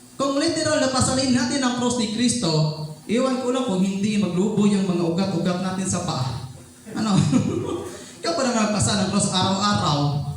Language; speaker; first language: Filipino; non-native, local second language; Cebuano